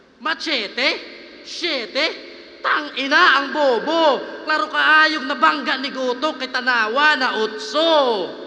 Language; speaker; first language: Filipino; non-native, local second language; Waray